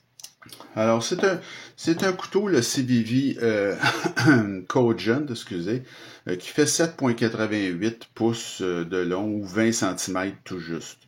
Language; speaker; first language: French; native; French